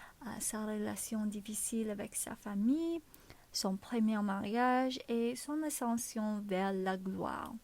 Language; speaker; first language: French; non-native, learner; English